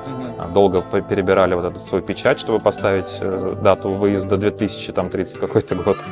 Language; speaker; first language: Russian; native; Russian